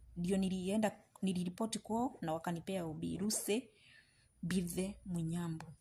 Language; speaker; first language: Swahili; native; Swahili